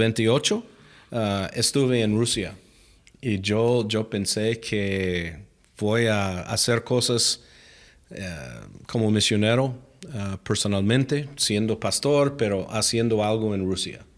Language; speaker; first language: Spanish; non-native, fluent; English